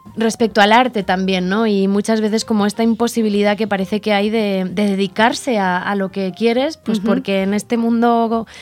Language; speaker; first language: Spanish; native; Spanish